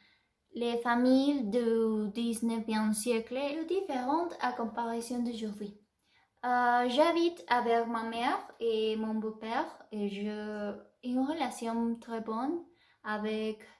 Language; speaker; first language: French; non-native, learner; Spanish